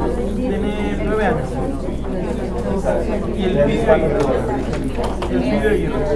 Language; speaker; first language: Spanish; non-native, local second language; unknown